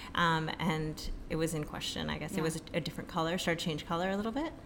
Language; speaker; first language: English; early bilingual, other home language; Filipino